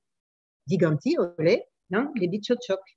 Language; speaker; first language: Indonesian; non-native, learner; French